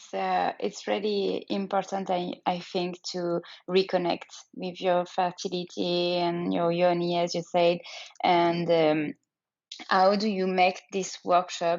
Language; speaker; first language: English; non-native, learner; French